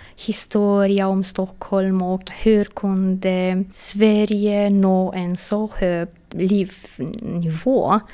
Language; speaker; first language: Swedish; non-native, fluent; Romanian